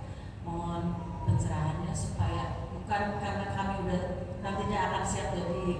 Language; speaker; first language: Indonesian; native; Indonesian